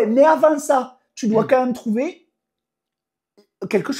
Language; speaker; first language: French; native; French